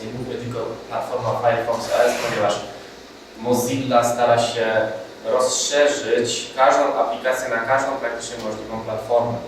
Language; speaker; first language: Polish; native; Polish